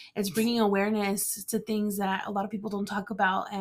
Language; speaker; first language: English; early bilingual, other home language; Spanish